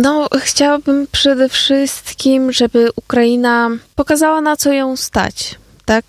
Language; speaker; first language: Polish; non-native, fluent; Ukrainian